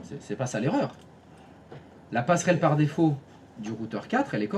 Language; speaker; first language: French; native; French